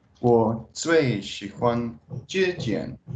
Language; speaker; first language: Chinese; non-native, learner; English